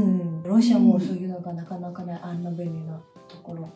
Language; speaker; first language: Japanese; non-native, fluent; Russian